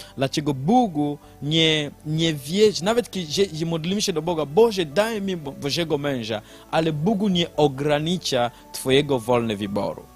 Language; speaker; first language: Polish; non-native, learner; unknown